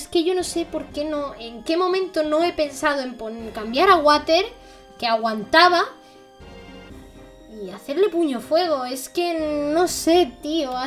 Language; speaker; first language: Spanish; native; Spanish